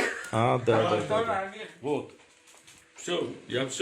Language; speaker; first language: Russian; non-native, local second language; Armenian